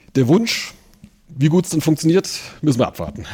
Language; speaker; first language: German; native; German